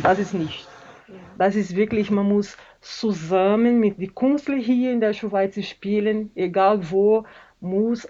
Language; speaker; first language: German; non-native, learner; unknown